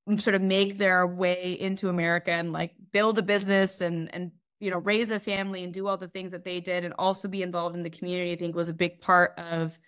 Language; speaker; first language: English; native; English